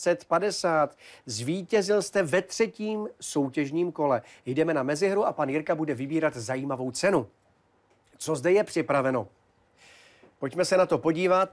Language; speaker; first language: Czech; native; Czech